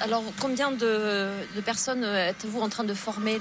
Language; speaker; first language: French; native; French